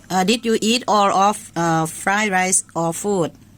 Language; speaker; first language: English; non-native, learner; Thai